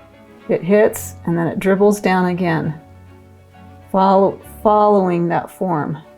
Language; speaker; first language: English; native; English